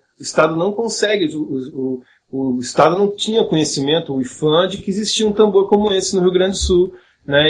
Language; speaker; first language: Portuguese; native; Portuguese